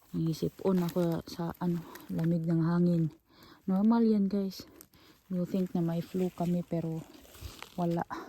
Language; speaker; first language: Filipino; non-native, local second language; Cebuano